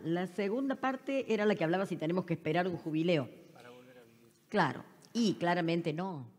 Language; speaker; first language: Spanish; native; Spanish